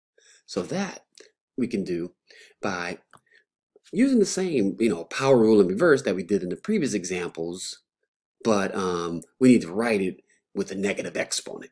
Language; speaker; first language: English; native; English